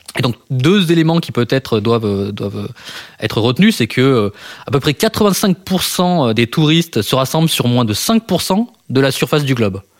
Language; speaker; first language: French; native; French